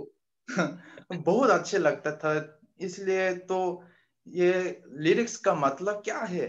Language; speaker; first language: Hindi; non-native, learner; Korean